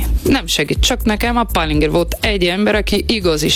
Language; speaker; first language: Hungarian; non-native, learner; Portuguese